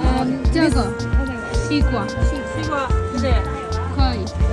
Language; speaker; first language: Chinese; non-native, learner; Hindi